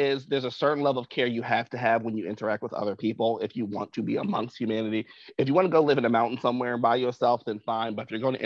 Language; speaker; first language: English; native; English